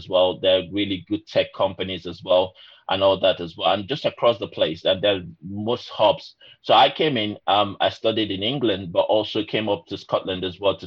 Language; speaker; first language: English; non-native, local second language; Igbo